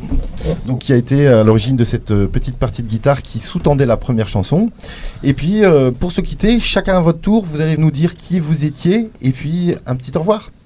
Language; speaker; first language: French; native; French